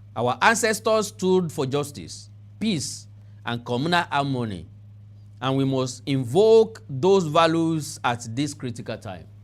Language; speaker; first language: English; non-native, local second language; Yoruba